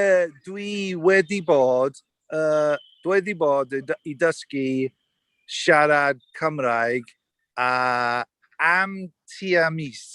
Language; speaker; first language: Welsh; non-native, learner; English